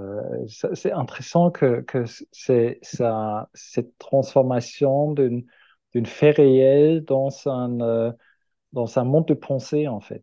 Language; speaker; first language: French; non-native, fluent; German